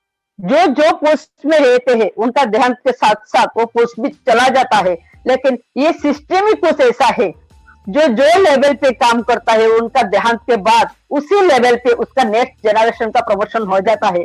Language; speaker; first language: Hindi; non-native, local second language; Bangla